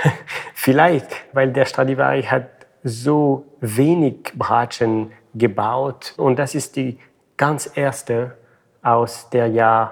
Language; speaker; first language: German; non-native, fluent; French